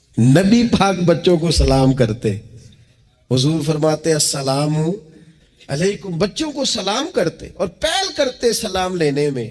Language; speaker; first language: Urdu; non-native, local second language; Punjabi